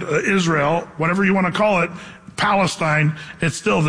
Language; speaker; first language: English; native; English